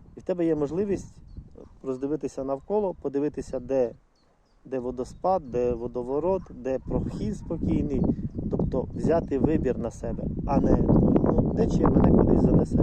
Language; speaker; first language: Ukrainian; non-native, local second language; Russian